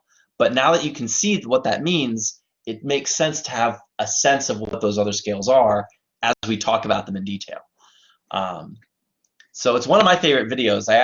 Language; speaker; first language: English; native; English